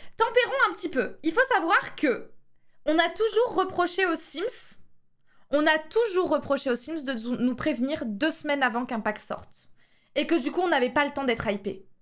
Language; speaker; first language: French; native; French